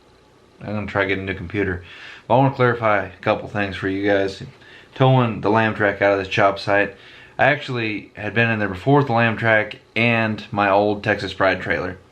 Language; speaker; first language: English; native; English